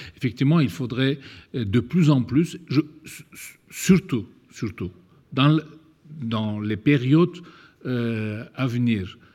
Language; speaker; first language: French; non-native, fluent; Turkish